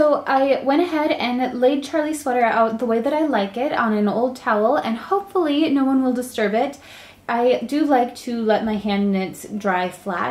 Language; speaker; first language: English; native; English